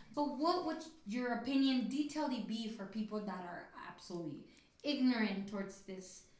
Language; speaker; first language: English; early bilingual, other home language; Spanish